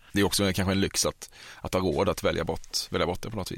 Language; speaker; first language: Swedish; native; Swedish